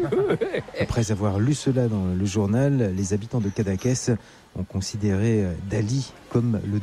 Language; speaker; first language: French; native; French